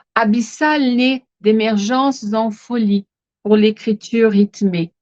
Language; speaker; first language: French; non-native, fluent; Portuguese